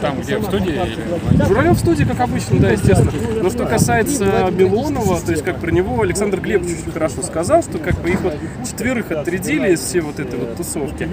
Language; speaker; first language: Russian; native; Russian